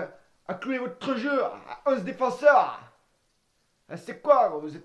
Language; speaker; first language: French; native; French